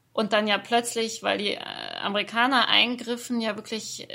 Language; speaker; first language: German; early bilingual, other home language; Persian